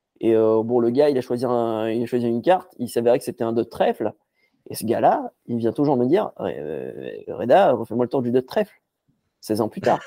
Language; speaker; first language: French; non-native, local second language; Arabic